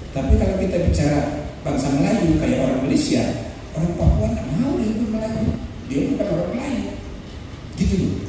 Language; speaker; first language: Indonesian; native; Indonesian